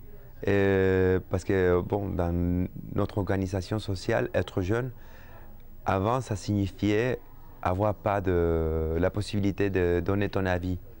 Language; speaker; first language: French; non-native, fluent; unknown